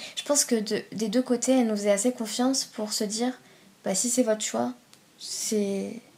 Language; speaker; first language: French; early bilingual, other home language; Persian